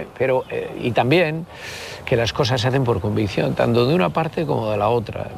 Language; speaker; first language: Spanish; native; Spanish